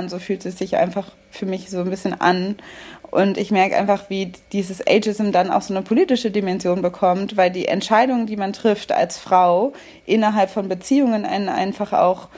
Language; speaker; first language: German; native; German